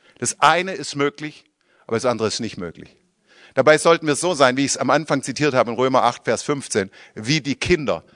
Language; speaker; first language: German; native; German